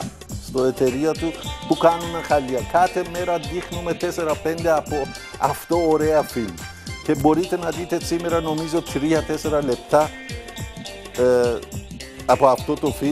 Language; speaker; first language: Greek; non-native, learner; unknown